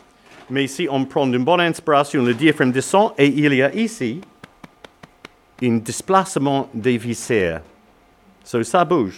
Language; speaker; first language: French; non-native, learner; English